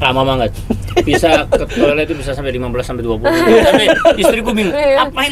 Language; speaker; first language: Indonesian; non-native, fluent; Korean